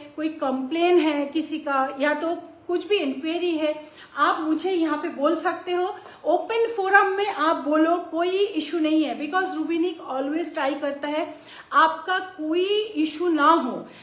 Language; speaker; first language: Hindi; non-native, local second language; Bangla